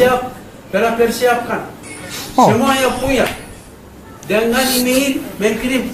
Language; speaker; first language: Indonesian; non-native, learner; Turkish